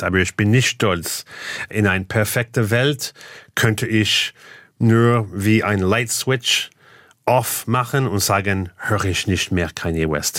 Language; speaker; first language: German; non-native, fluent; English